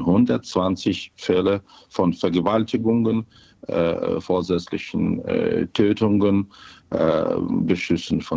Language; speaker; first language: German; non-native, fluent; Ukrainian